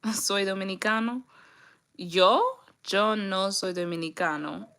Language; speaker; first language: Spanish; non-native, learner; English